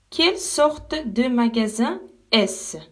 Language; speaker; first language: French; non-native, fluent; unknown